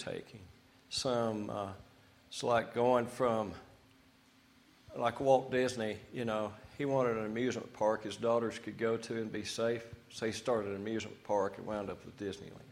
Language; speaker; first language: English; native; English